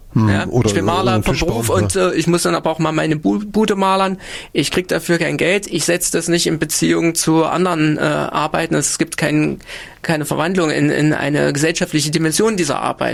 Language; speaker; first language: German; native; German